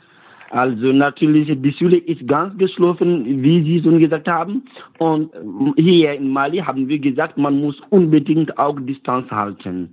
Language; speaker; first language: German; non-native, learner; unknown